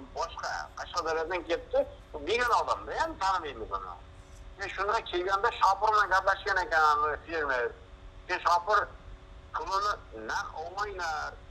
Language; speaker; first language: Uzbek; native; Uzbek